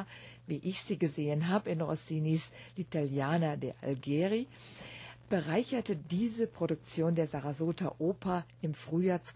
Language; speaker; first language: German; native; German